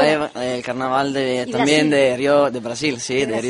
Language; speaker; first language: Spanish; non-native, learner; Italian